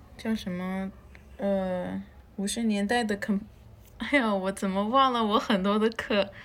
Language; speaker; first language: Chinese; non-native, fluent; Spanish